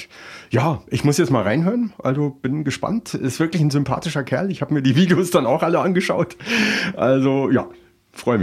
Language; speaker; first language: German; native; German